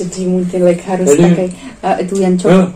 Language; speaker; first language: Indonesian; non-native, learner; Russian